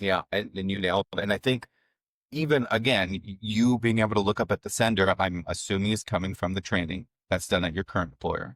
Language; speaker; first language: English; native; English